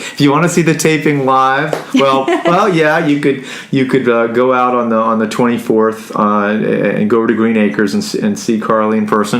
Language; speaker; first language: English; native; English